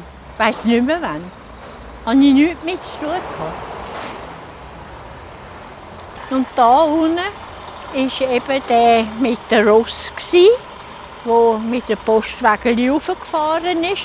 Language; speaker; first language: German; native; German